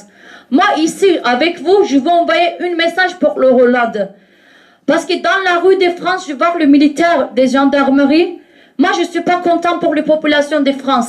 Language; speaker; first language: French; non-native, learner; Kurdish